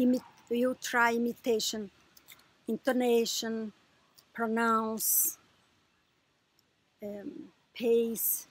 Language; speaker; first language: English; non-native, learner; Portuguese